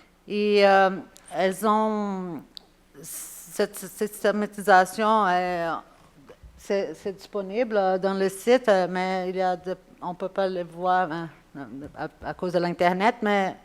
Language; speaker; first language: French; non-native, fluent; Spanish